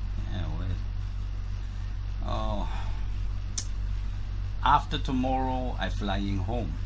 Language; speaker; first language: English; non-native, learner; German